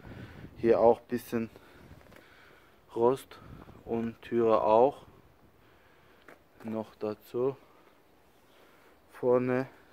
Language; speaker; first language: German; non-native, learner; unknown